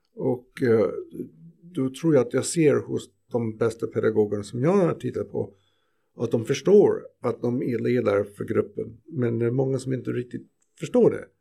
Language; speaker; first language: Swedish; native; Swedish